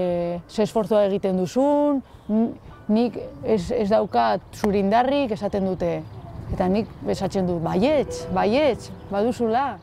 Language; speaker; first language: Basque; non-native, local second language; Spanish